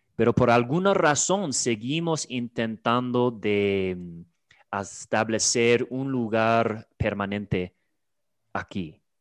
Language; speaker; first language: Spanish; non-native, fluent; English